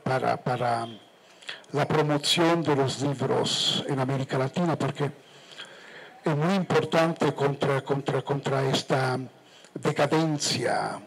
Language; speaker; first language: Spanish; non-native, fluent; Italian